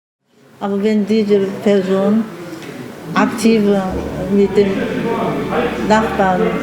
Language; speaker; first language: German; non-native, fluent; Korean